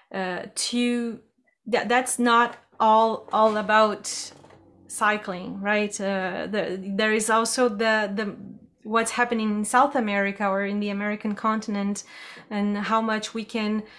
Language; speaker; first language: English; non-native, fluent; Portuguese